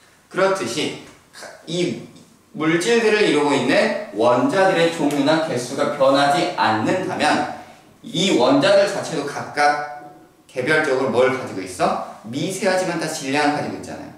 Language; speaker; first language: Korean; native; Korean